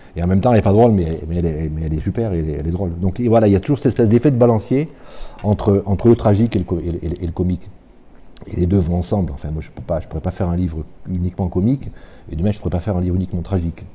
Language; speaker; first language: French; native; French